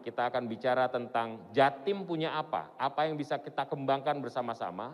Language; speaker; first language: Indonesian; native; Indonesian